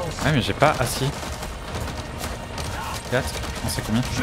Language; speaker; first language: French; native; French